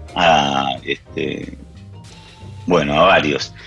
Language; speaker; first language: Spanish; early bilingual, other home language; English